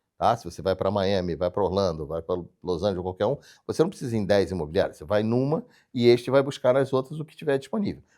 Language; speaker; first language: Portuguese; native; Portuguese